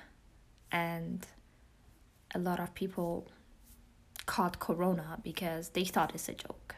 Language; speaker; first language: English; non-native, fluent; Persian